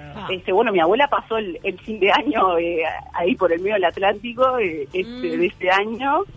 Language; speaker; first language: Spanish; native; Spanish